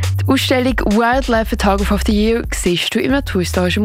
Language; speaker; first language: German; native; German